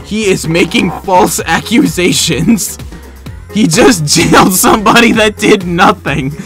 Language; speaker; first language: English; native; English